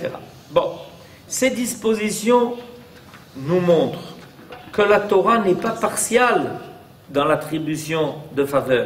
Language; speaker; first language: French; native; French